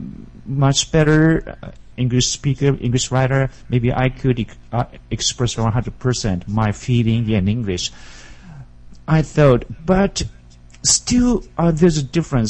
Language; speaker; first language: English; non-native, learner; Japanese